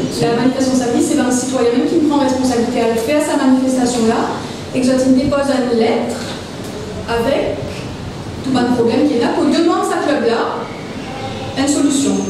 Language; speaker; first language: French; non-native, local second language; Morisyen